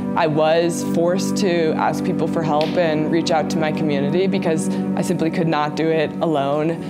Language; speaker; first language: English; native; English